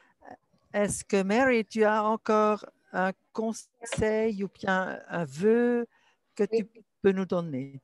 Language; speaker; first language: French; non-native, local second language; German